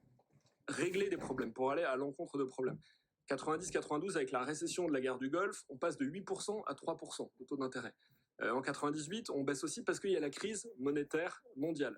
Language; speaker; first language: French; native; French